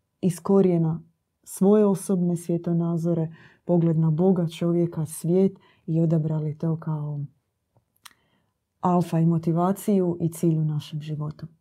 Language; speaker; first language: Croatian; native; Croatian